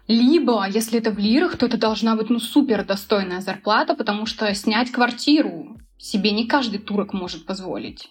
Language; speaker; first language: Russian; native; Russian